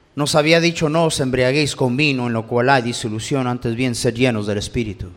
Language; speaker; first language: Spanish; early bilingual, heritage; Spanish